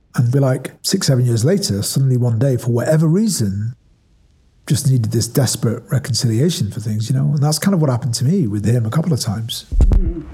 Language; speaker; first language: English; native; English